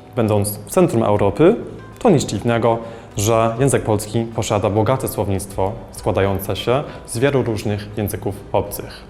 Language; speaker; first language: Polish; non-native, fluent; English